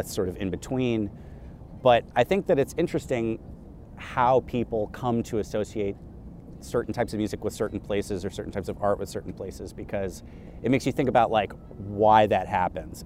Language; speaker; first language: English; native; English